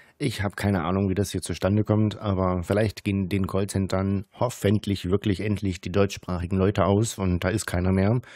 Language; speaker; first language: German; native; German